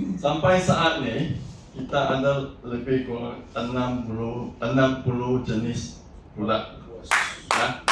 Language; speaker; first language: Malay; non-native, local second language; Chinese